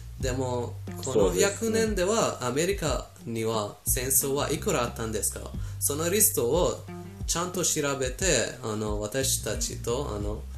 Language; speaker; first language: Japanese; non-native, fluent; Persian